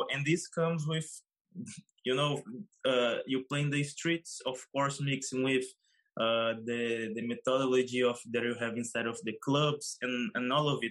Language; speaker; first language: English; non-native, fluent; Portuguese